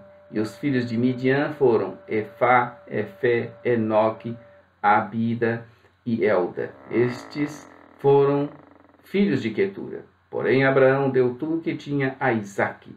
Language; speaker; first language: Portuguese; native; Portuguese